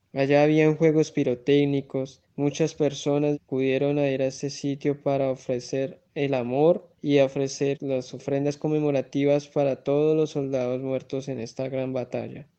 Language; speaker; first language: Spanish; native; Spanish